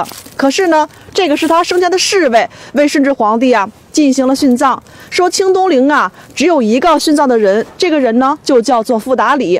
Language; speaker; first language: Chinese; native; Chinese